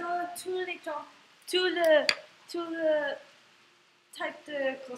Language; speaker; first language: French; non-native, learner; English